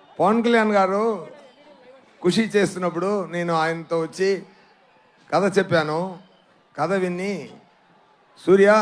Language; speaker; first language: Telugu; non-native, learner; Tamil